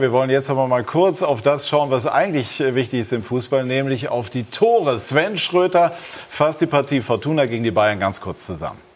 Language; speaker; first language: German; native; German